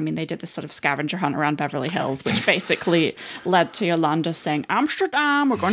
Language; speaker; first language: English; native; English